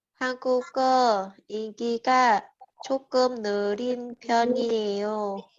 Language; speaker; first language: Korean; non-native, learner; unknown